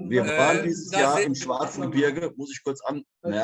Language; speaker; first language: German; native; German